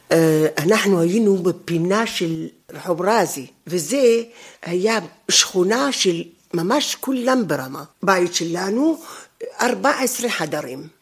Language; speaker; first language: Hebrew; non-native, fluent; Arabic